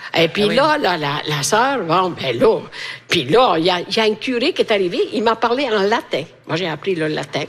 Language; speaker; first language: French; non-native, fluent; Italian